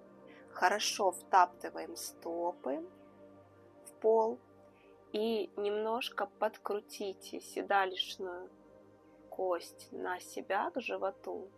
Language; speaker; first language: Russian; native; Russian